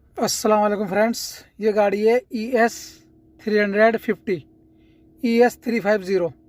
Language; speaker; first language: Hindi; native; Hindi